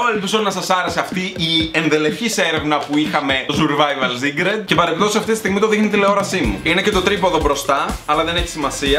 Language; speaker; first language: Greek; native; Greek